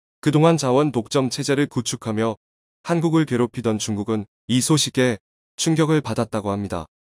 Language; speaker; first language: Korean; native; Korean